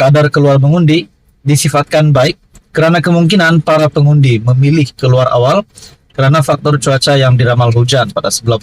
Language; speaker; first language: Malay; native; Malay